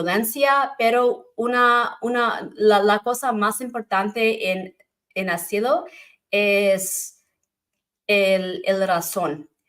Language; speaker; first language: Spanish; non-native, learner; English